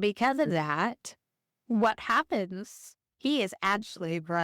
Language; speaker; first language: English; native; English